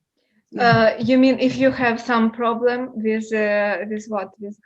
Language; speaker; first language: English; non-native, learner; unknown